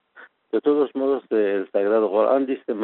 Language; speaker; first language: Spanish; non-native, fluent; Persian